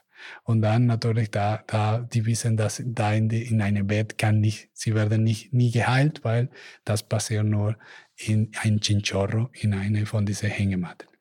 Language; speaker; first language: German; non-native, learner; Spanish